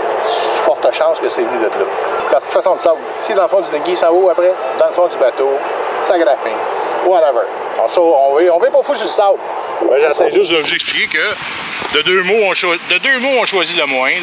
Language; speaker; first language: French; native; French